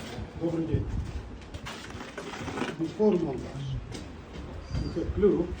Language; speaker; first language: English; non-native, learner; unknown